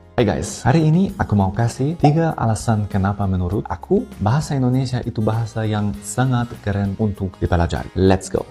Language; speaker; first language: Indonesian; non-native, learner; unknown